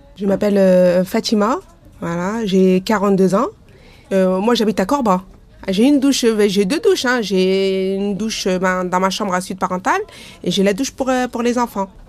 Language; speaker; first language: French; early bilingual, other home language; Arabic